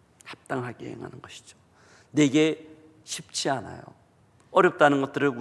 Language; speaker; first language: Korean; native; Korean